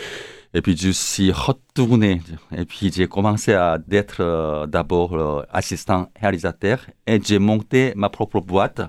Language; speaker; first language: French; non-native, learner; Korean